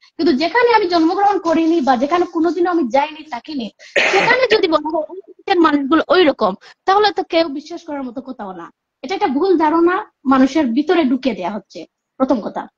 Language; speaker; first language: Bangla; native; Bangla